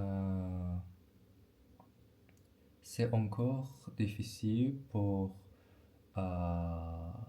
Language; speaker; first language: French; non-native, learner; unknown